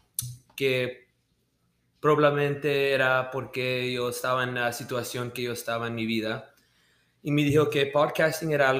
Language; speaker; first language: Spanish; early bilingual, heritage; Spanish